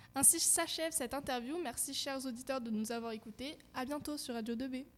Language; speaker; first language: French; native; French